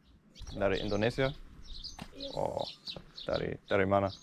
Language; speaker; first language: Indonesian; non-native, learner; English